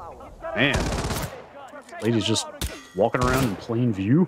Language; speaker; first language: English; native; English